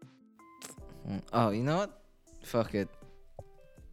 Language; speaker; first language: English; non-native, local second language; Filipino